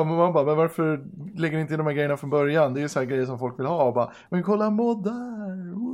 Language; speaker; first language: Swedish; native; Swedish